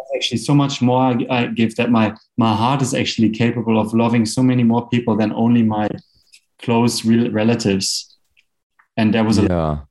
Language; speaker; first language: English; non-native, fluent; German